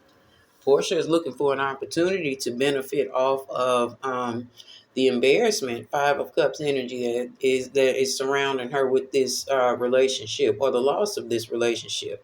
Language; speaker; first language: English; native; English